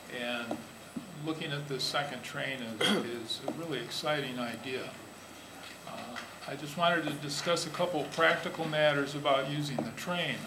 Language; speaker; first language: English; native; English